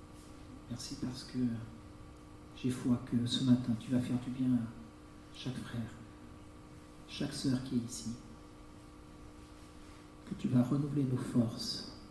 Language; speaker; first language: French; native; French